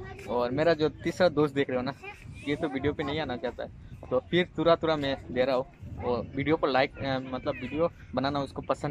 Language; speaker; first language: Hindi; non-native, local second language; Bangla